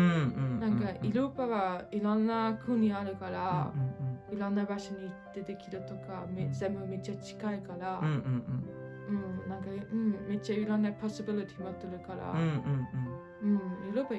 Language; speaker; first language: Japanese; non-native, learner; German